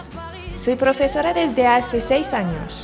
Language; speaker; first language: Spanish; non-native, fluent; French